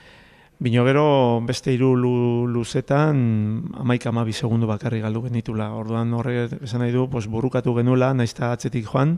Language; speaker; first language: Basque; native; Basque